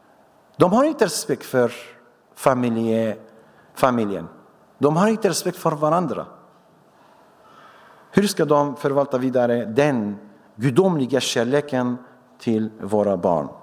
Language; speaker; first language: Swedish; non-native, fluent; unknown